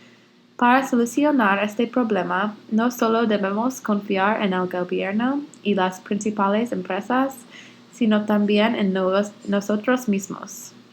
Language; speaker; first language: Spanish; non-native, learner; English